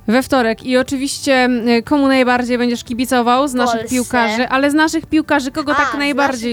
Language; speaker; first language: Polish; native; Polish